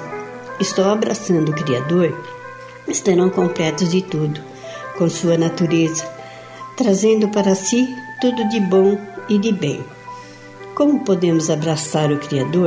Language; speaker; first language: Portuguese; native; Portuguese